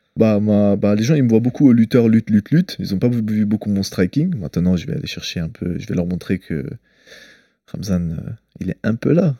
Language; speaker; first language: French; early bilingual, other home language; Chechen